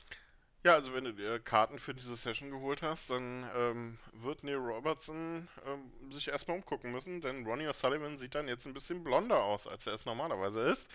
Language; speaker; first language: German; native; German